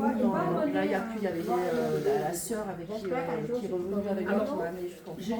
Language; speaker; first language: French; native; French